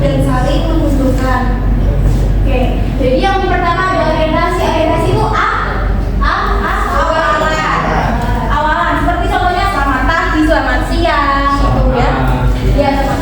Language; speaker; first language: Indonesian; native; Indonesian